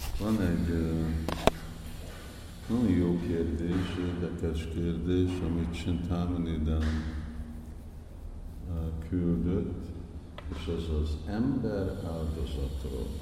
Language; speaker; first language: Hungarian; early bilingual, heritage; Hungarian